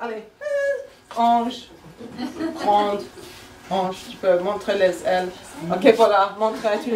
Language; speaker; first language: French; non-native, fluent; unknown